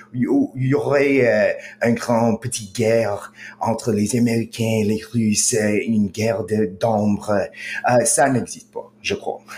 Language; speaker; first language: French; non-native, fluent; English